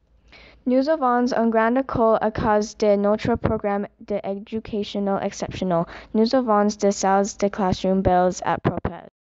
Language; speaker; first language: French; non-native, learner; English